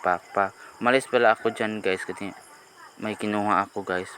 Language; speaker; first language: Filipino; non-native, local second language; Cebuano